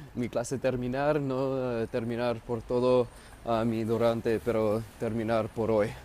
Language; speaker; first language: Spanish; non-native, learner; English